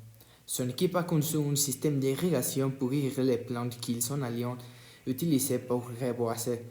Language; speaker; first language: French; non-native, learner; Spanish